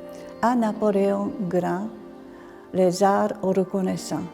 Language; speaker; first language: French; non-native, fluent; Japanese